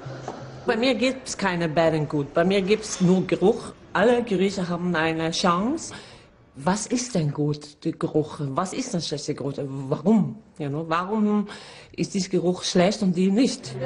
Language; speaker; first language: German; non-native, fluent; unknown